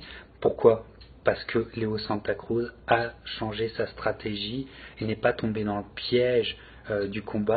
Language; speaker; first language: French; native; French